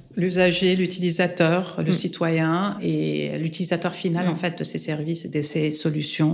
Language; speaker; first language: French; non-native, local second language; Armenian